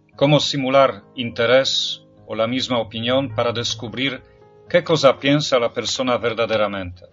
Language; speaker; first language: Spanish; non-native, fluent; Polish